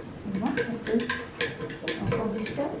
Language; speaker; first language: French; non-native, local second language; Arabic